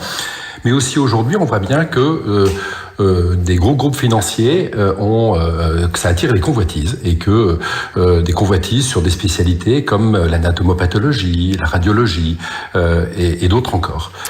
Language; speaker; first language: French; native; French